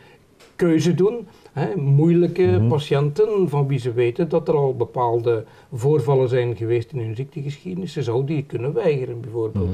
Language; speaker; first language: Dutch; native; Dutch